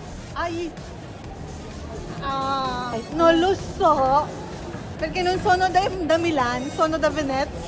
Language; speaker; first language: Italian; non-native, learner; Filipino